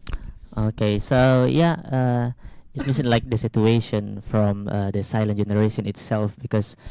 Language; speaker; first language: English; non-native, learner; Indonesian